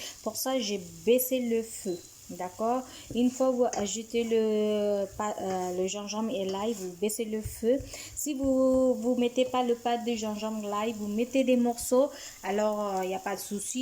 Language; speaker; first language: French; non-native, fluent; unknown